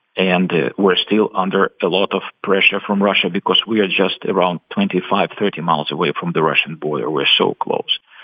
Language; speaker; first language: English; non-native, fluent; Russian